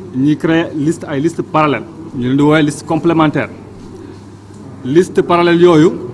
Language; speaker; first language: Wolof; non-native, local second language; Fula